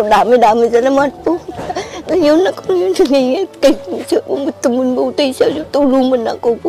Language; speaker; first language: Filipino; non-native, learner; Vietnamese